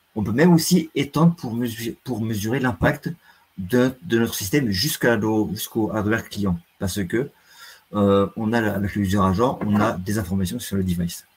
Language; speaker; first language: French; native; French